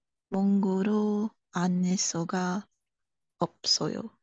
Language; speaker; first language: Korean; non-native, learner; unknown